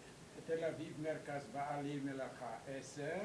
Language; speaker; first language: Hebrew; non-native, learner; German